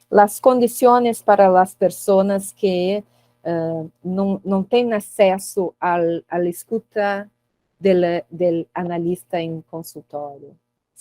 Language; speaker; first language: Spanish; non-native, learner; Portuguese